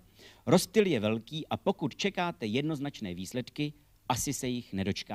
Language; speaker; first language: Czech; native; Czech